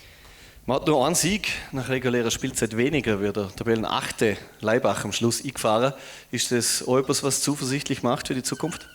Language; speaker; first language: German; native; German